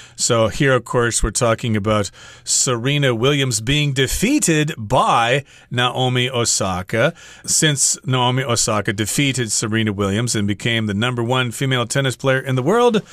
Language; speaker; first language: English; native; English